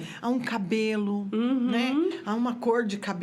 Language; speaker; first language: Portuguese; native; Portuguese